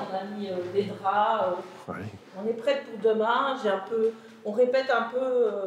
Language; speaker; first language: French; native; French